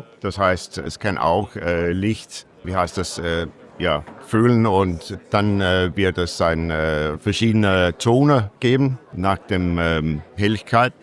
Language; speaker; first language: German; non-native, learner; English